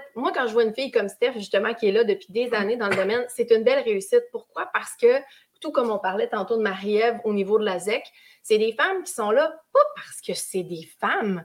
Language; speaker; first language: French; native; French